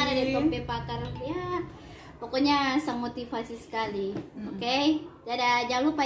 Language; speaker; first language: Indonesian; native; Indonesian